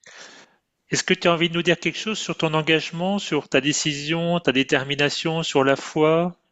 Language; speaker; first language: French; native; French